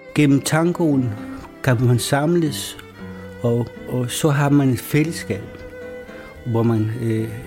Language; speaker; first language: Danish; non-native, fluent; Spanish